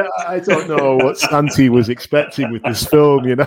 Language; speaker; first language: English; native; English